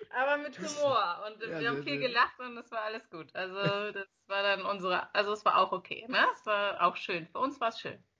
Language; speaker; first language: German; native; German